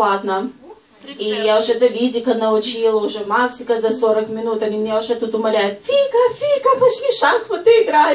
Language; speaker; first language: Russian; early bilingual, heritage; Russian